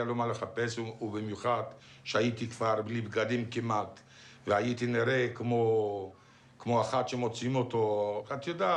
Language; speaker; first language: Hebrew; non-native, fluent; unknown